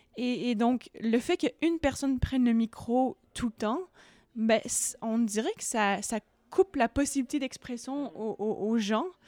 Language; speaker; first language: French; native; French